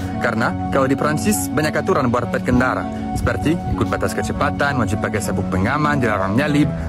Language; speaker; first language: Indonesian; non-native, fluent; French